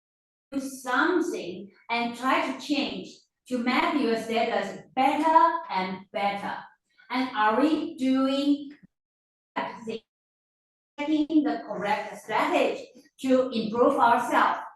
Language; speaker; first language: English; non-native, fluent; Chinese